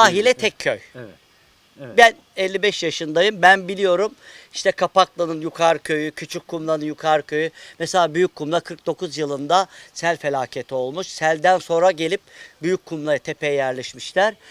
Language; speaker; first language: Turkish; native; Turkish